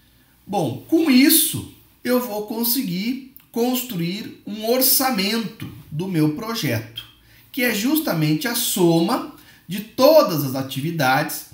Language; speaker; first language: Portuguese; native; Portuguese